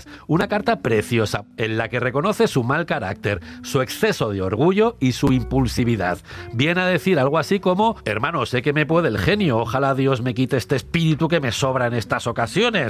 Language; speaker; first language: Spanish; native; Spanish